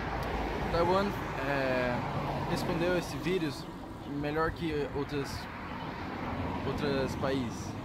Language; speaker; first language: Portuguese; early bilingual, heritage; Portuguese